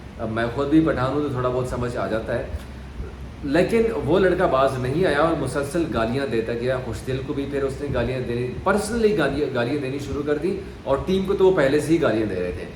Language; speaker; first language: Urdu; non-native, local second language; Punjabi